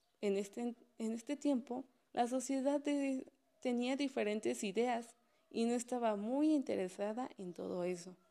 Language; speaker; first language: Spanish; native; Spanish